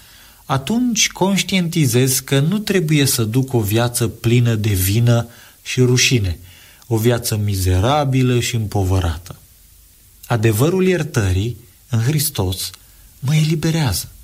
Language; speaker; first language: Romanian; native; Romanian